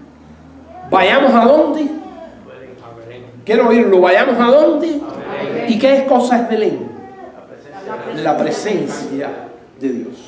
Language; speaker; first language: Spanish; native; Spanish